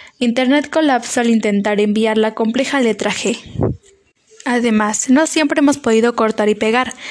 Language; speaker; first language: Spanish; native; Spanish